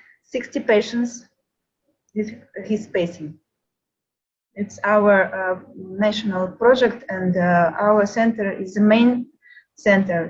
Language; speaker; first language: English; non-native, learner; Russian